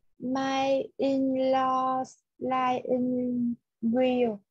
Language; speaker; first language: English; non-native, learner; Vietnamese